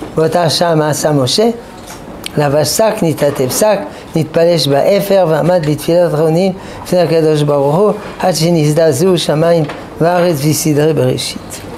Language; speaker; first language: Hebrew; non-native, fluent; French